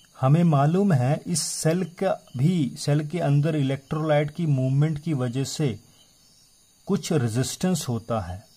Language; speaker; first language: Hindi; native; Hindi